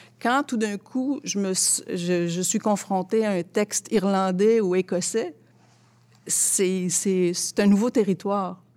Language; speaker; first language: French; early bilingual, other home language; Arabic